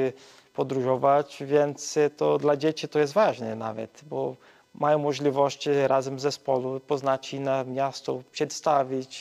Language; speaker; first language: Polish; early bilingual, heritage; Portuguese